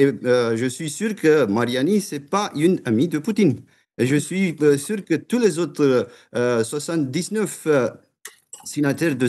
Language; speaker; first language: French; non-native, fluent; Romanian